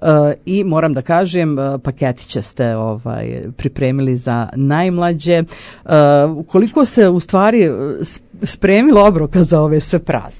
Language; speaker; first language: Croatian; native; Croatian